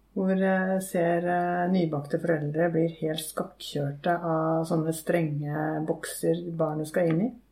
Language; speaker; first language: Norwegian; native; Norwegian